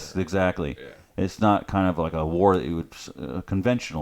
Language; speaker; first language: English; native; English